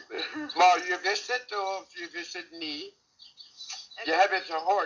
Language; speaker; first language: Dutch; non-native, learner; English